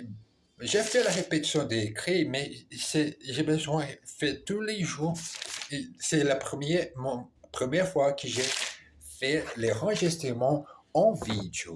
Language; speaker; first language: French; non-native, learner; Portuguese